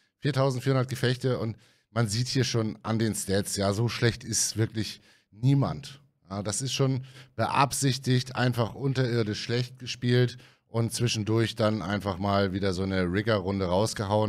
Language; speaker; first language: German; native; German